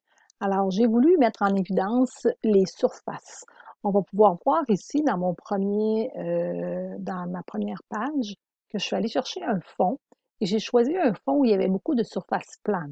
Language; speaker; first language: French; native; French